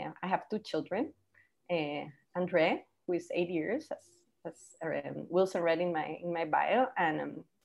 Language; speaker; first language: English; non-native, fluent; Spanish